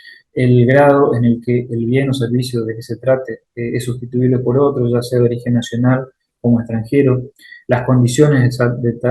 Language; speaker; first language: Spanish; native; Spanish